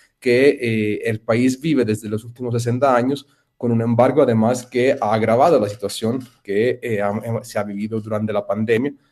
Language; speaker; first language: Spanish; non-native, fluent; Italian